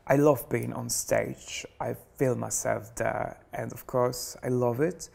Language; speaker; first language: English; non-native, fluent; Polish